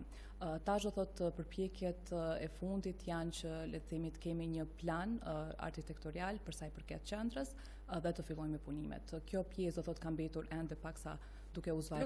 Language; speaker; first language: Albanian; native; Albanian